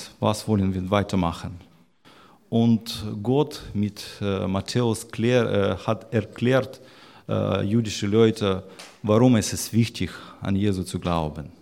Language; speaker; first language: German; non-native, learner; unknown